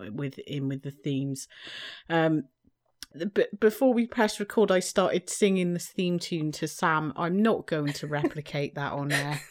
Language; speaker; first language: English; native; English